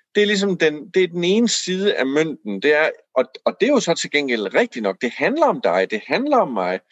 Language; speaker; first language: Danish; native; Danish